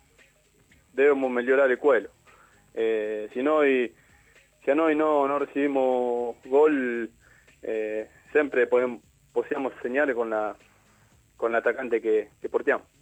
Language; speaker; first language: Italian; non-native, learner; Spanish